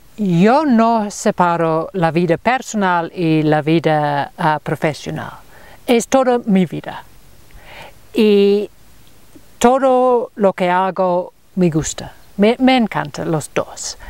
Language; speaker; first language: Spanish; non-native, learner; English